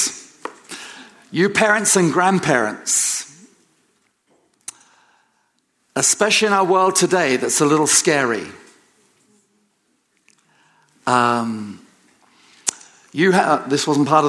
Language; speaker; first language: English; native; English